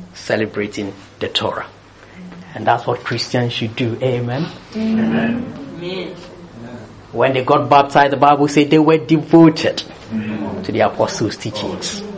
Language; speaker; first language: English; non-native, local second language; Akan